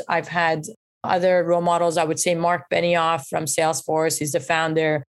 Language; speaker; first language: English; early bilingual, other home language; Persian